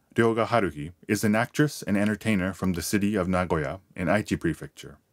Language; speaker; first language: English; early bilingual, other home language; Japanese